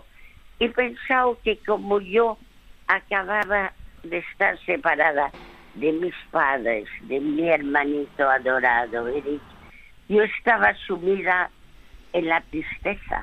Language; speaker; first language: Spanish; early bilingual, other home language; French